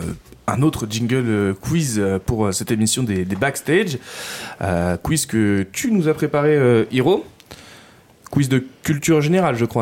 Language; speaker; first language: French; native; French